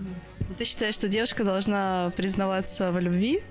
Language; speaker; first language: Russian; native; Russian